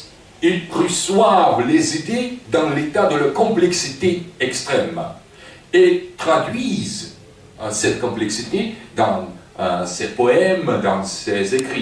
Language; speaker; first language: French; non-native, fluent; Russian